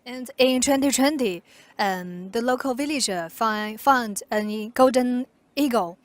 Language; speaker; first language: English; non-native, fluent; Chinese